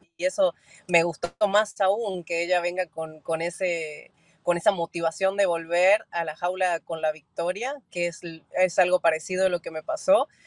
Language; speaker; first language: Spanish; native; Spanish